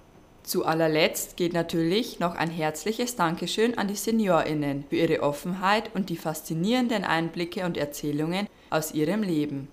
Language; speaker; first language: German; native; German